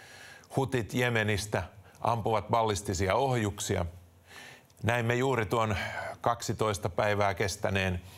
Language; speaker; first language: Finnish; native; Finnish